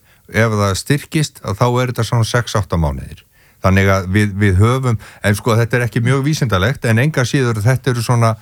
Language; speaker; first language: Icelandic; native; Icelandic